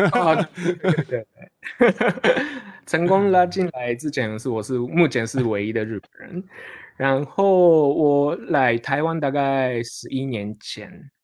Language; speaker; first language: Chinese; non-native, fluent; Japanese